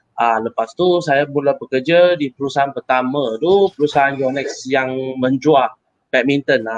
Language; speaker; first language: Malay; non-native, local second language; Chinese